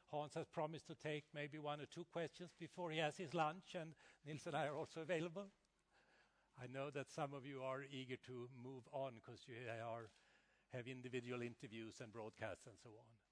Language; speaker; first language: English; non-native, fluent; Swedish